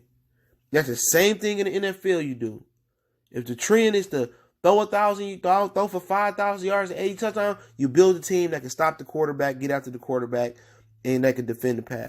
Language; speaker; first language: English; native; English